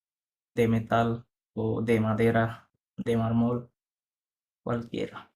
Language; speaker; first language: Spanish; non-native, fluent; Bangla